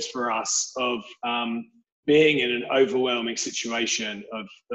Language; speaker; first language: English; native; English